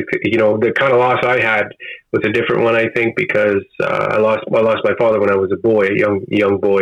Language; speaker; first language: English; native; English